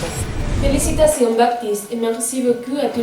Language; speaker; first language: French; non-native, learner; Spanish